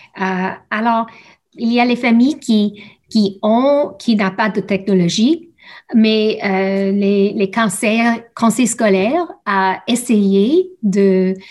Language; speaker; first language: French; non-native, learner; English